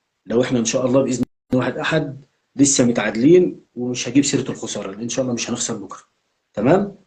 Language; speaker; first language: Arabic; native; Arabic